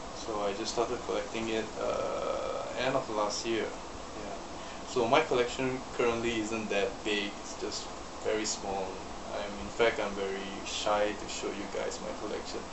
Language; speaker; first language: English; non-native, local second language; Chinese